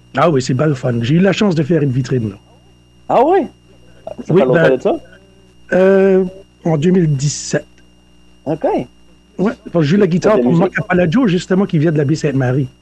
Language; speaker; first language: French; native; French